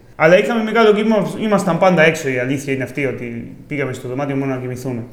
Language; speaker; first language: Greek; non-native, fluent; Spanish